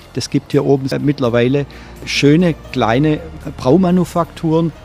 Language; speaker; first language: German; native; German